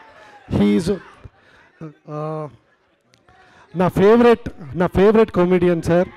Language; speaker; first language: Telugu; non-native, learner; Kannada